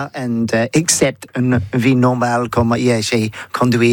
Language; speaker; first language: French; non-native, learner; English